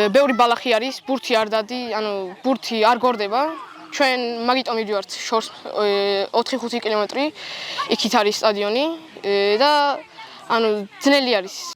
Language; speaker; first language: Georgian; non-native, local second language; Azerbaijani